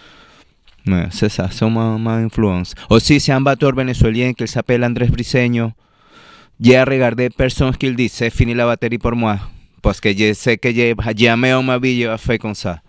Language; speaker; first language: French; non-native, learner; Spanish